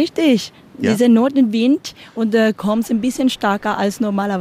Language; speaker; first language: German; non-native, learner; Spanish